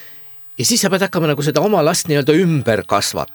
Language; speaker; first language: Estonian; native; Estonian